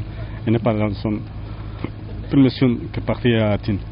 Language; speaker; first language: French; non-native, learner; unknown